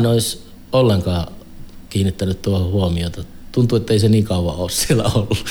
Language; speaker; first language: Finnish; native; Finnish